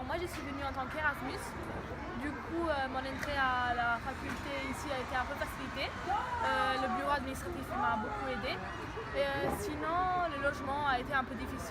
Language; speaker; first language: French; non-native, fluent; Italian